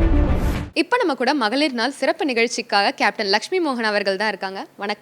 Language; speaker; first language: Tamil; native; Tamil